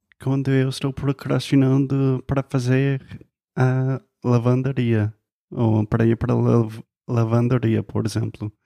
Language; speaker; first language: Portuguese; non-native, fluent; English